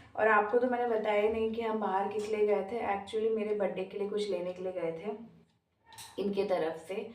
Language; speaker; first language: Hindi; non-native, local second language; Bangla